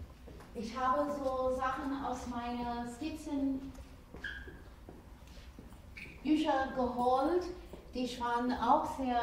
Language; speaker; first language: German; non-native, fluent; English